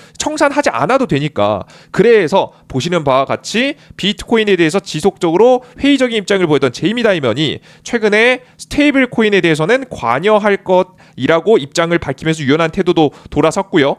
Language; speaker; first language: Korean; native; Korean